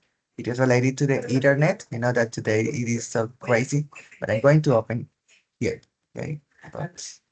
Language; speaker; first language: English; non-native, learner; Spanish